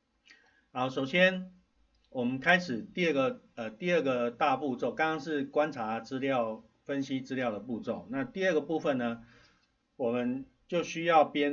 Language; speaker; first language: Chinese; native; Chinese